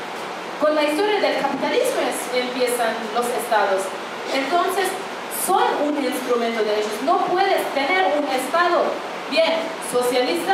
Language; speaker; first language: Spanish; non-native, fluent; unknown